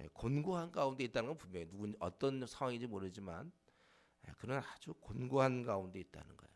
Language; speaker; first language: Korean; native; Korean